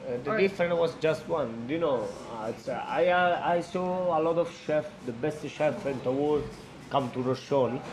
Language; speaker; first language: English; non-native, learner; Italian